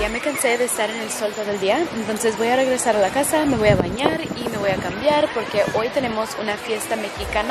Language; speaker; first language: Spanish; early bilingual, heritage; Spanish